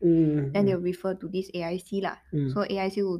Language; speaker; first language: English; non-native, local second language; Chinese